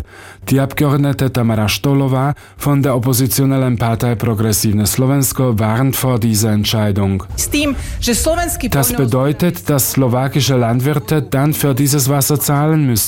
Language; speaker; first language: German; non-native, fluent; Slovak